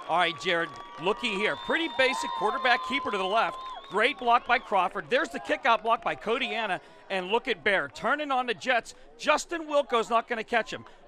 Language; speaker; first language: English; native; English